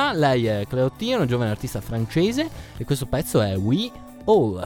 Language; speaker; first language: Italian; native; Italian